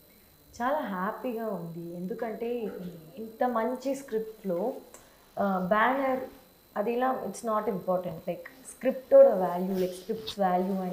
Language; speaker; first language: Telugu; non-native, learner; Tamil